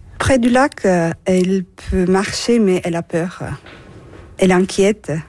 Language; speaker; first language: French; non-native, learner; Turkish